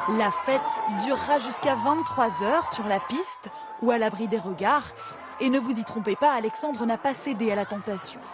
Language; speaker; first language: French; native; French